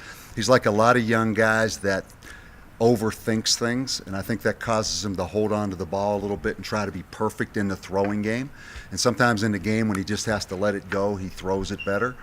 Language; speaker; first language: English; native; English